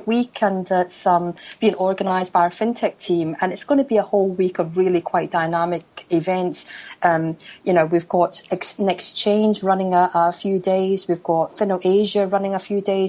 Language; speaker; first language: English; native; English